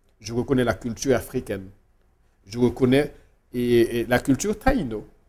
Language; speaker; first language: French; non-native, local second language; Haitian Creole